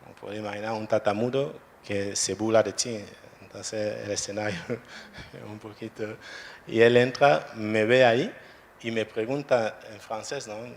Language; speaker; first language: Spanish; non-native, fluent; French